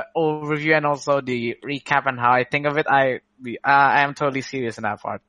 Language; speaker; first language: English; non-native, fluent; Indonesian